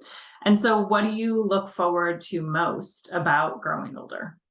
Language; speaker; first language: English; native; English